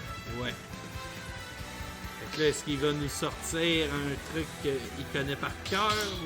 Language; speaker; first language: French; native; French